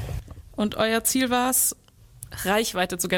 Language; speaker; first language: German; native; German